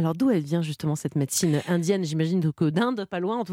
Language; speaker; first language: French; native; French